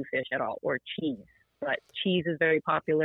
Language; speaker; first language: English; early bilingual, other home language; Portuguese